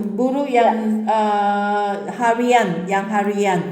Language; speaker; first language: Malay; non-native, local second language; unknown